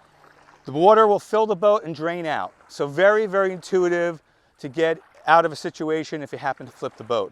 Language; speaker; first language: English; native; English